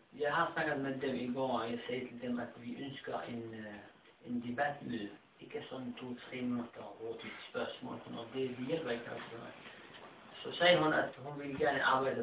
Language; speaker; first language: Danish; non-native, fluent; Arabic